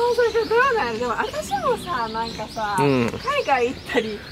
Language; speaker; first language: Japanese; native; Japanese